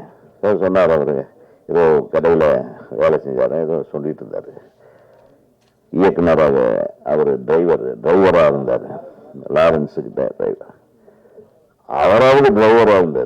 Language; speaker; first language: Tamil; native; Tamil